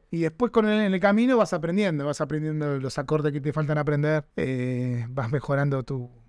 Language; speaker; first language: Spanish; native; Spanish